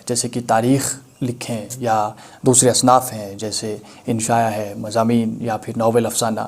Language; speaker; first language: Urdu; non-native, local second language; Kashmiri